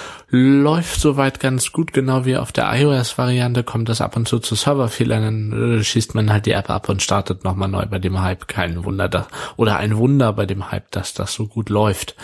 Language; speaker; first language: German; native; German